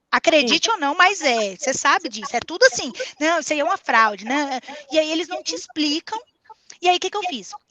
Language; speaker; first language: Portuguese; native; Portuguese